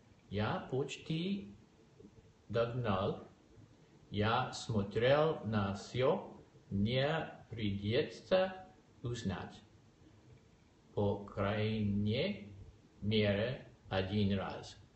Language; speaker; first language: Russian; non-native, learner; English